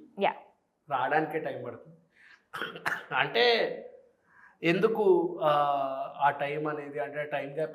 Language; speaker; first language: Telugu; native; Telugu